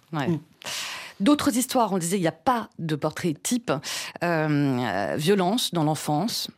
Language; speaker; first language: French; native; French